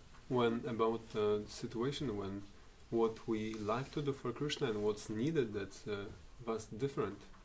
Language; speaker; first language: English; non-native, fluent; Polish